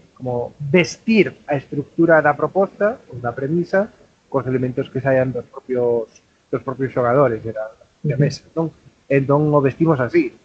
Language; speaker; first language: Galician; non-native, local second language; Spanish